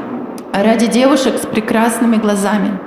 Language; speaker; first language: Russian; native; Russian